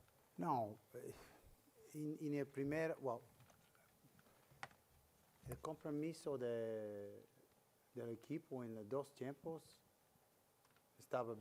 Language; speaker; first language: Spanish; non-native, learner; English